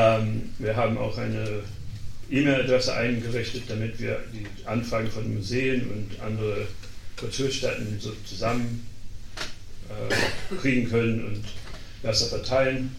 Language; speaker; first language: German; non-native, fluent; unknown